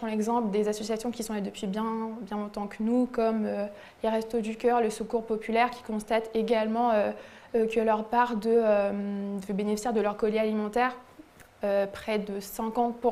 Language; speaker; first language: French; native; French